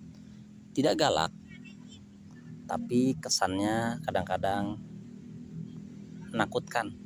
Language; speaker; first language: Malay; non-native, local second language; Sundanese